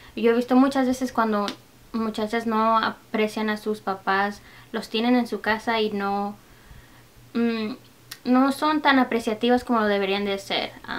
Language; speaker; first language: Spanish; early bilingual, heritage; Spanish